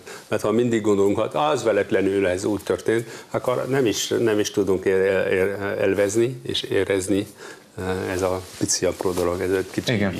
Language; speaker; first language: Hungarian; non-native, learner; French